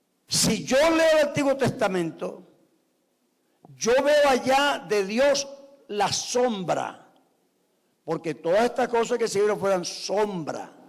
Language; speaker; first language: Spanish; native; Spanish